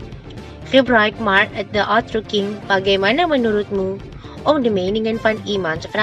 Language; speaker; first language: Dutch; non-native, learner; Indonesian